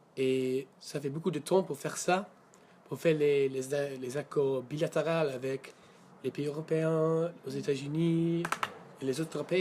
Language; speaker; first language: French; non-native, learner; English